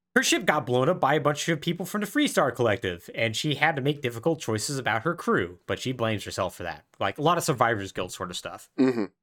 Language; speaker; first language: English; native; English